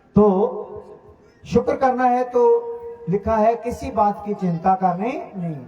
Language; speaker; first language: Hindi; non-native, local second language; Punjabi